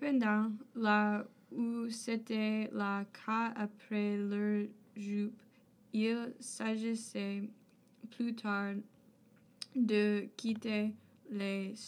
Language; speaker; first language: French; non-native, learner; English